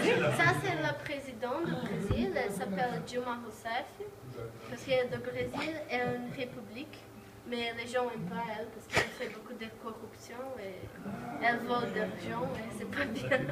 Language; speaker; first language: French; non-native, learner; Portuguese